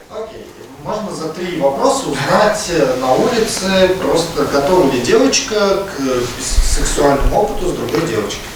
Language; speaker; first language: Russian; native; Russian